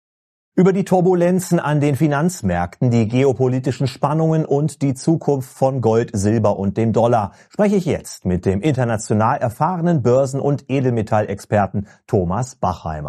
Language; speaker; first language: German; native; German